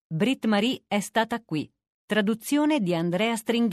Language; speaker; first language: Italian; native; Italian